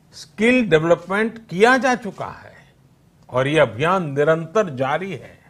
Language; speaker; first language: Hindi; native; Hindi